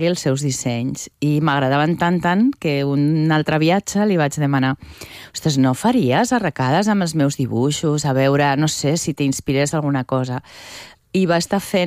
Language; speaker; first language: Catalan; native; Catalan